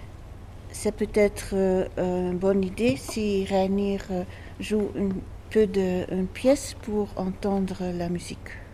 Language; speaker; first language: French; non-native, learner; Dutch